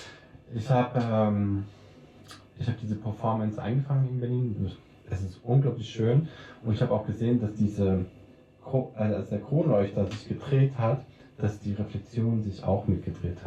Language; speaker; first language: German; native; German